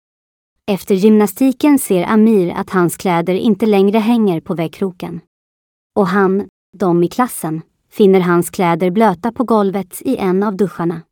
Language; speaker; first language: Swedish; native; Swedish